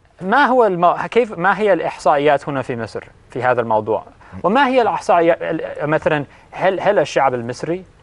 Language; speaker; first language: Arabic; non-native, fluent; English